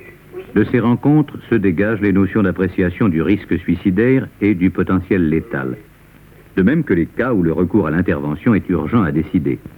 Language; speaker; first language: French; native; French